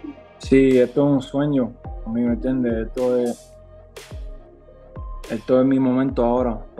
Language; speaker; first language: Spanish; early bilingual, heritage; Spanish